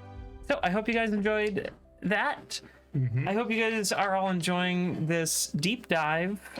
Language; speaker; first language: English; native; English